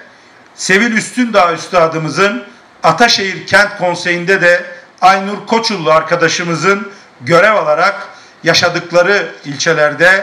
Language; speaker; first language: Turkish; native; Turkish